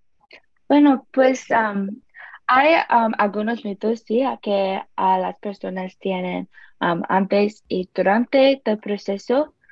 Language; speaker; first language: Spanish; non-native, learner; English